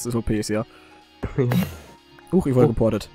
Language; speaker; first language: German; native; German